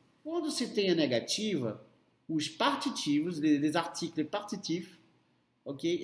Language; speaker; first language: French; non-native, fluent; Portuguese